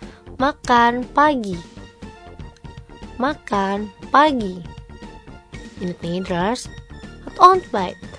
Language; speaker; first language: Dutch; non-native, fluent; Indonesian